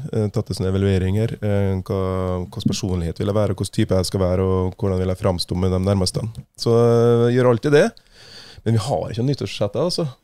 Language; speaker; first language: Norwegian; native; Norwegian